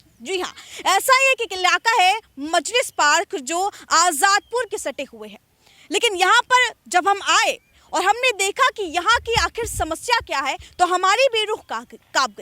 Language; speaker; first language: Hindi; native; Hindi